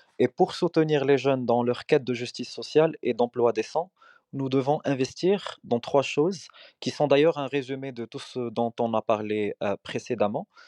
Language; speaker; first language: French; non-native, local second language; Arabic